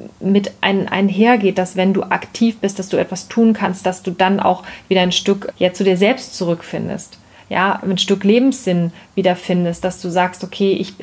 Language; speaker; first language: German; native; German